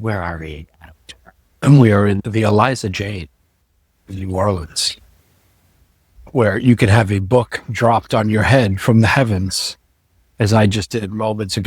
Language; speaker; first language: English; native; English